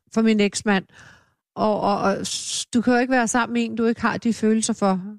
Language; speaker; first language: Danish; native; Danish